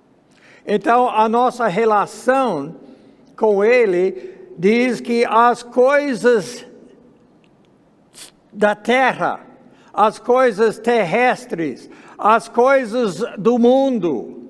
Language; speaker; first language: Portuguese; non-native, fluent; English